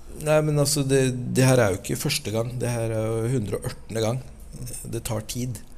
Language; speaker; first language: Norwegian; early bilingual, other home language; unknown